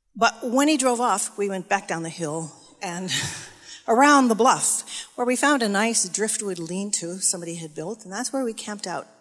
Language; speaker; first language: English; native; English